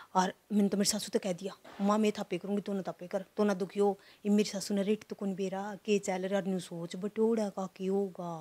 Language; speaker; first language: Hindi; non-native, local second language; Haryanvi